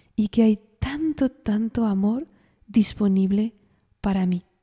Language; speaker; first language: Spanish; non-native, fluent; French